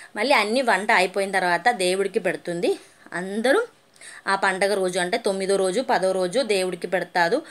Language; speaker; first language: Telugu; non-native, learner; Malayalam